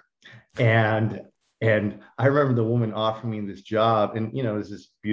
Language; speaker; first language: English; native; English